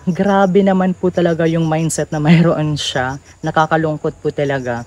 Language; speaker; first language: Filipino; non-native, local second language; Waray